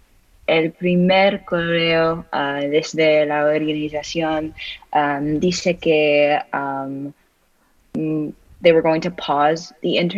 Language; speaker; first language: Spanish; non-native, learner; English